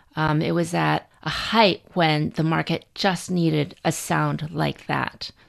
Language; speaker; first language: English; native; English